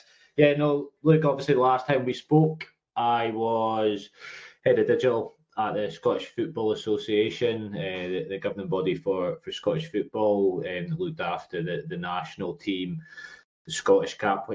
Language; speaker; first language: English; native; English